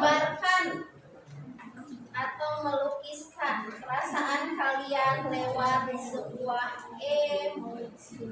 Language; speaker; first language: Indonesian; native; Indonesian